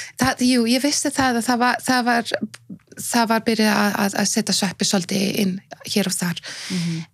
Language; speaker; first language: Icelandic; non-native, fluent; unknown